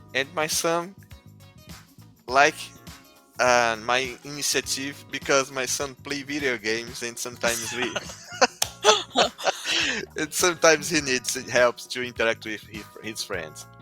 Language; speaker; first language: English; non-native, learner; Portuguese